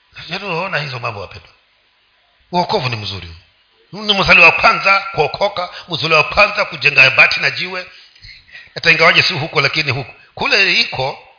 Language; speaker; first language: Swahili; non-native, local second language; Giryama